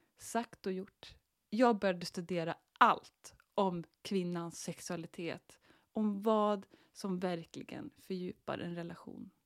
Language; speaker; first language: Swedish; native; Swedish